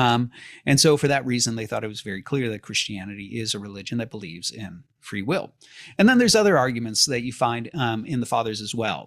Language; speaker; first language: English; native; English